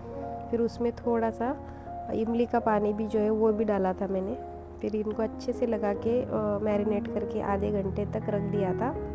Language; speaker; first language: Hindi; native; Hindi